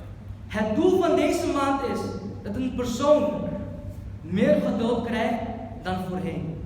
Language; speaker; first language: Dutch; early bilingual, other home language; Urdu